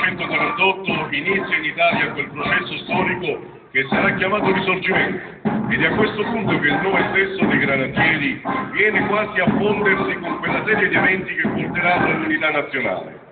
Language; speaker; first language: Italian; native; Italian